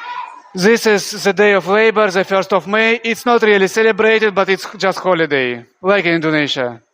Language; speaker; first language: English; non-native, fluent; Russian